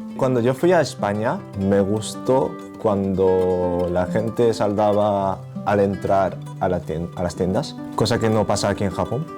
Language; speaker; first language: Spanish; non-native, fluent; Japanese